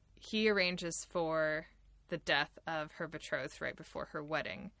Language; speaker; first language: English; native; English